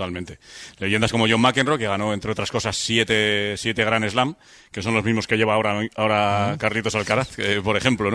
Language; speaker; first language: Spanish; native; Spanish